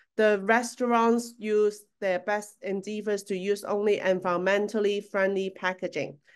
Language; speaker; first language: English; non-native, local second language; Cantonese